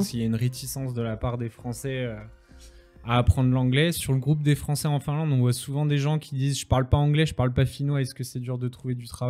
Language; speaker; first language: French; native; French